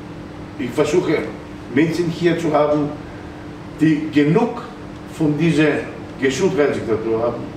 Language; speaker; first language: German; non-native, fluent; Greek